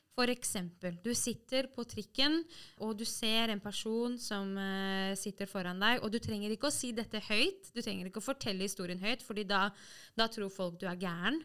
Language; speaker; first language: Norwegian; native; Norwegian